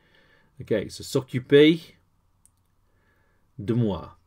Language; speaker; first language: French; non-native, learner; English